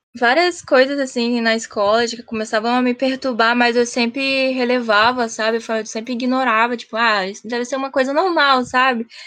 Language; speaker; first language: Portuguese; early bilingual, heritage; Japanese